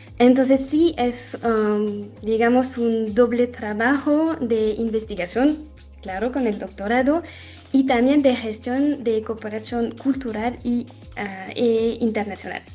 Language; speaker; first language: Spanish; non-native, fluent; French